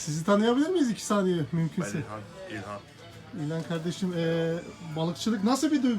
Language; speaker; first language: Turkish; native; Turkish